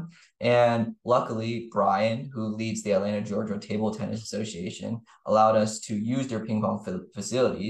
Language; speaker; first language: English; native; English